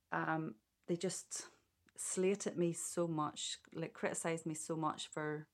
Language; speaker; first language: English; native; English